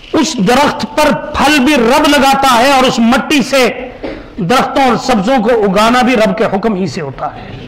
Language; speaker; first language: Urdu; non-native, local second language; Punjabi